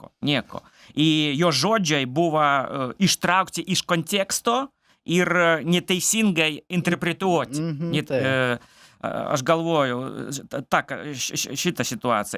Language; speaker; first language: Lithuanian; non-native, learner; Belarusian